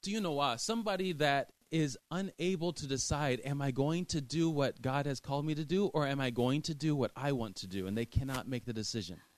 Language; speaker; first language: English; native; English